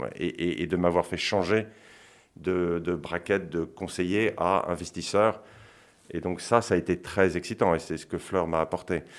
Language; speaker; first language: French; early bilingual, other home language; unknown